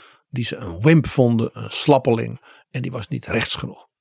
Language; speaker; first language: Dutch; native; Dutch